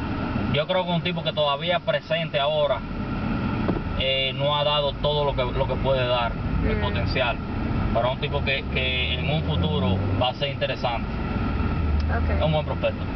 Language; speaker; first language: Spanish; native; Spanish